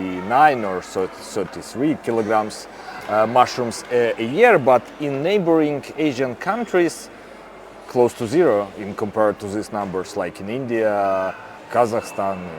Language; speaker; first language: English; non-native, fluent; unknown